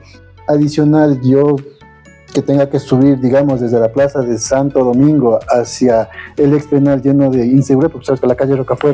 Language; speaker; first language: Spanish; native; Spanish